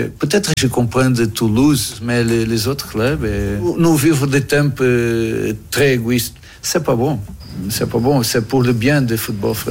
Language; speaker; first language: French; non-native, learner; Portuguese